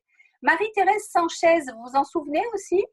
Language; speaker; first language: French; native; French